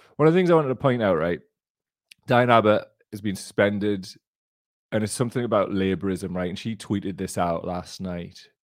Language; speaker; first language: English; native; English